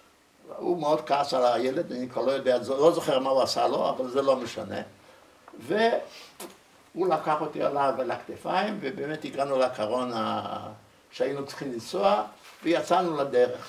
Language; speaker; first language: Hebrew; early bilingual, other home language; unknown